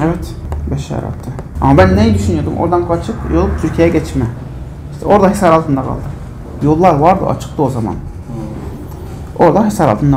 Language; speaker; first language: Turkish; non-native, learner; Arabic